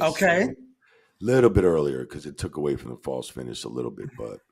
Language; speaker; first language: English; native; English